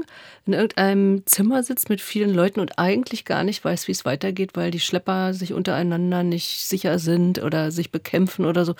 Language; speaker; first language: German; native; German